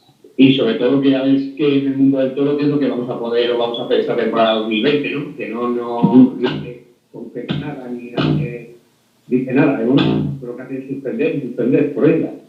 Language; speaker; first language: Spanish; native; Spanish